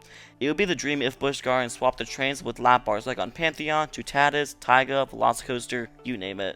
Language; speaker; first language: English; native; English